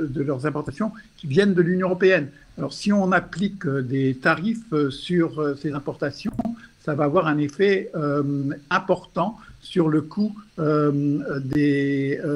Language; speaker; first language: French; non-native, fluent; English